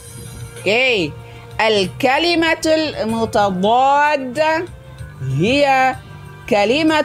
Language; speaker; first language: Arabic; non-native, fluent; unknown